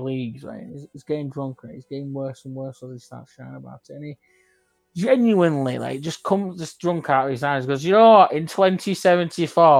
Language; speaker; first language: English; native; English